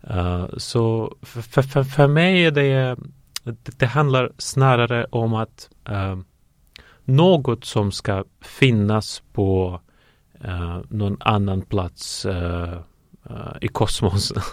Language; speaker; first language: Swedish; non-native, fluent; Russian